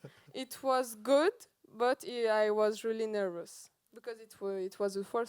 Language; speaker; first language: English; non-native, learner; Persian